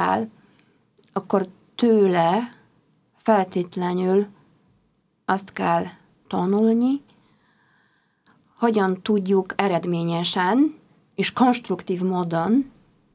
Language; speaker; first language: Hungarian; non-native, fluent; Polish